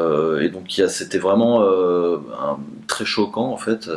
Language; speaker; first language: French; native; French